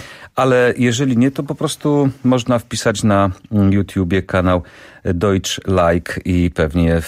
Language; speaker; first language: Polish; native; Polish